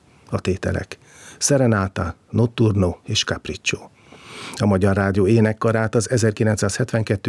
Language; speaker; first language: Hungarian; native; Hungarian